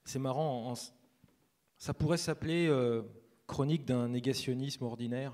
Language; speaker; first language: French; native; French